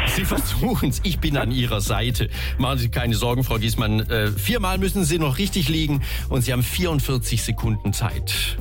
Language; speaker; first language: German; native; German